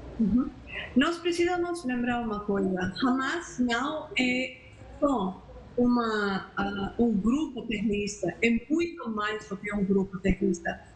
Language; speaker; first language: Portuguese; non-native, fluent; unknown